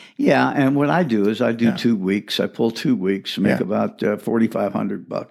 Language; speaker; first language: English; early bilingual, other home language; French